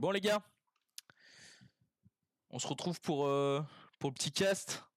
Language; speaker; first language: French; native; French